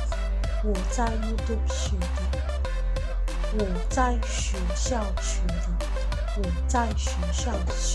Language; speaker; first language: Chinese; non-native, fluent; Indonesian